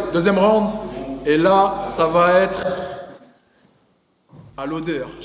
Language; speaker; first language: French; native; French